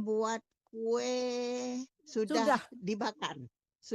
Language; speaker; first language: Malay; non-native, learner; Indonesian